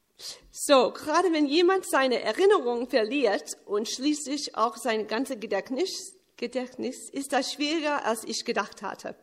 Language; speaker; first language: German; early bilingual, heritage; English